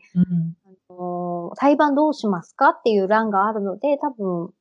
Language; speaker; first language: Japanese; native; Japanese